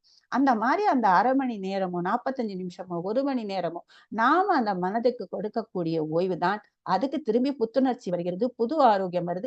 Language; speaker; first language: Tamil; native; Tamil